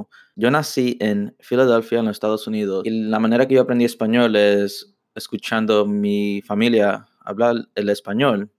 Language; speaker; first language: Spanish; early bilingual, heritage; English